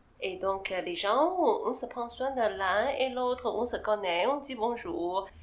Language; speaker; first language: French; non-native, fluent; Chinese